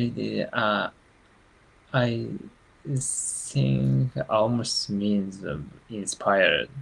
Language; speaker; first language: English; non-native, learner; Japanese